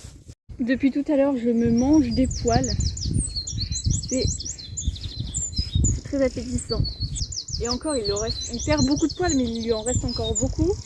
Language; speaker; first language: French; native; French